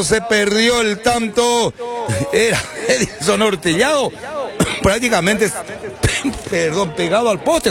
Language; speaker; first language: Spanish; native; Spanish